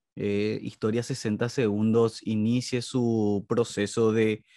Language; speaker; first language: Spanish; native; Spanish